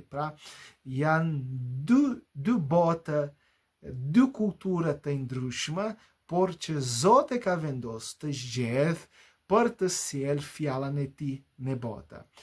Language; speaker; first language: Albanian; non-native, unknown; Portuguese